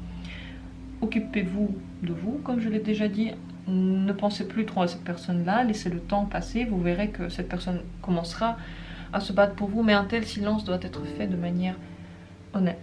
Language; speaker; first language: French; native; French